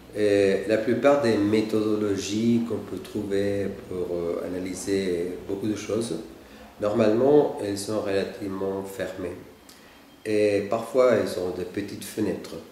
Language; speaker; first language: French; non-native, fluent; Spanish